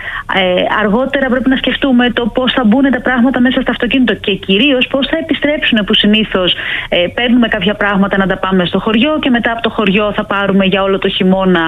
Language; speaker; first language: Greek; native; Greek